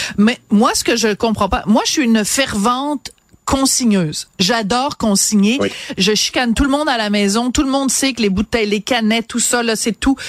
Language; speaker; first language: French; native; French